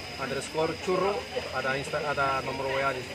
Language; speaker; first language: Indonesian; non-native, learner; Spanish